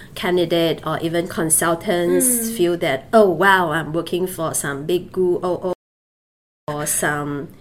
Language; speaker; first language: English; native; English